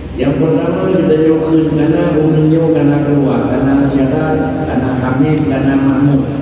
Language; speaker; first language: Malay; non-native, local second language; Achinese